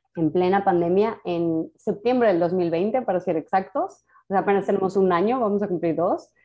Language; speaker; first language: Spanish; native; Spanish